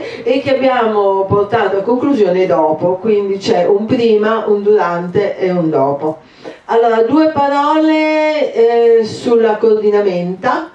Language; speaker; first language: Italian; native; Italian